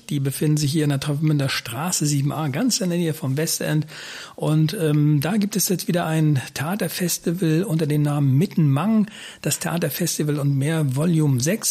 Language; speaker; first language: German; native; German